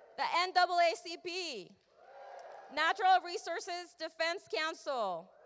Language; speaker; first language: English; early bilingual, other home language; Spanish